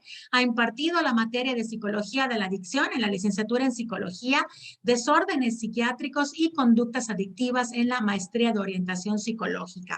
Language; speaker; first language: Spanish; native; Spanish